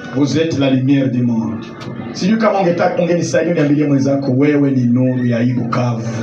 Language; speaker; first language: Swahili; non-native, local second language; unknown